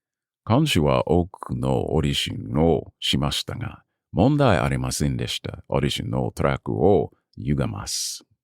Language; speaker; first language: Japanese; non-native, learner; English